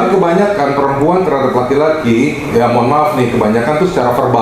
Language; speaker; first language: Indonesian; native; Indonesian